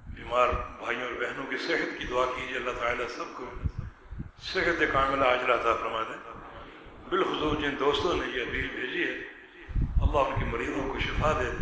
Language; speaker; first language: Urdu; native; Urdu